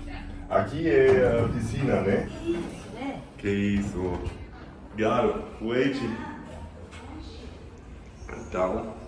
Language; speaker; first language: Portuguese; non-native, learner; German